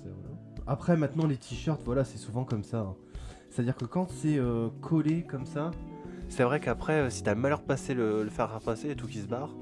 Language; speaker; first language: French; native; French